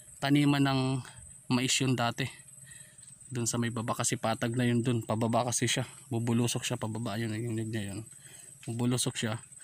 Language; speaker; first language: Filipino; non-native, local second language; Waray